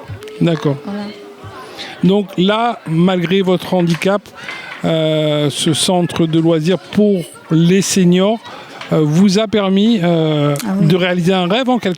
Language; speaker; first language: French; native; French